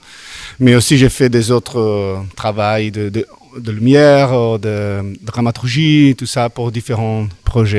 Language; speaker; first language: French; non-native, learner; Portuguese